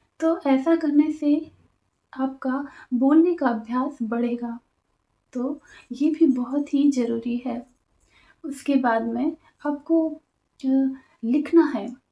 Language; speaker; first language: Hindi; native; Hindi